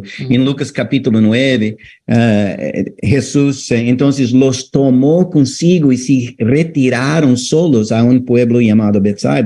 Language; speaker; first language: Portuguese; non-native, fluent; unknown